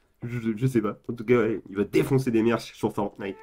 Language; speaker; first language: French; native; French